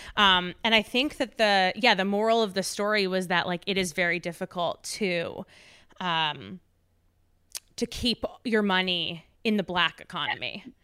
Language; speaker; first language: English; native; English